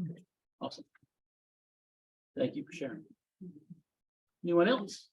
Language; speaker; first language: English; native; English